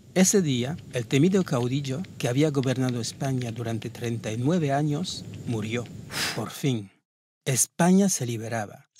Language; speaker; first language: Spanish; early bilingual, heritage; Spanish